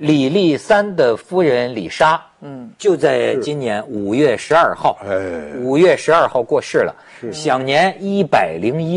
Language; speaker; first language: Chinese; native; Chinese